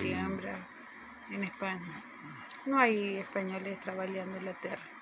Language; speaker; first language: Portuguese; non-native, fluent; Spanish